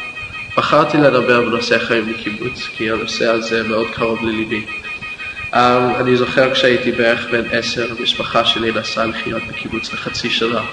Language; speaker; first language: Hebrew; non-native, fluent; English